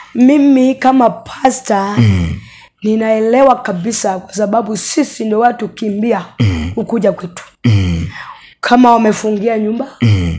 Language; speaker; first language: Swahili; non-native, local second language; Luo (Kenya and Tanzania)